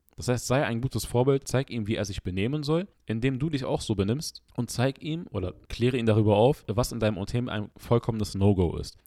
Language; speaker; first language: German; early bilingual, other home language; Arabic